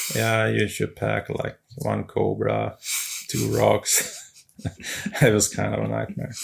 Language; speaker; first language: English; non-native, fluent; Swedish